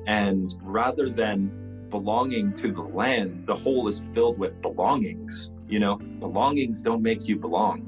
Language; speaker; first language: English; native; English